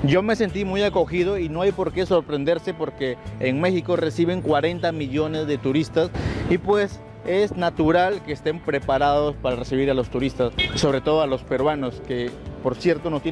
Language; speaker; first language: Spanish; native; Spanish